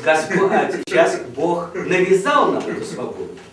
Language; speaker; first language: Russian; native; Russian